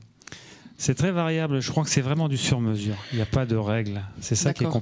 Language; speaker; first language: French; native; French